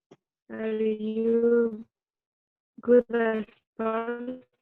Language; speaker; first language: English; non-native, learner; Spanish